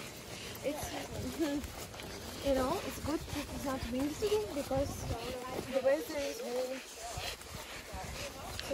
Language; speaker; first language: English; non-native, fluent; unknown